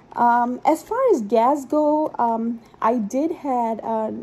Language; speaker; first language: English; non-native, local second language; Urdu